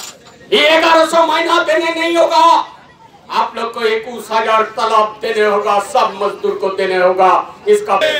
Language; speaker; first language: Hindi; non-native, local second language; Bangla